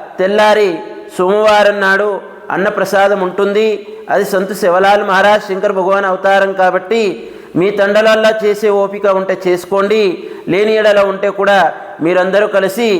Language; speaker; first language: Telugu; non-native, local second language; Lambadi